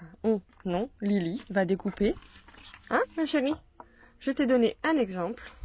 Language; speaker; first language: French; native; French